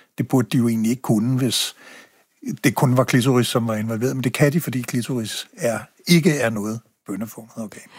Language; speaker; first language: Danish; native; Danish